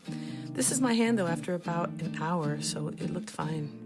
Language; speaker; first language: English; native; English